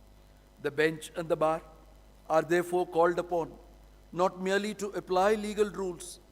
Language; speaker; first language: English; non-native, local second language; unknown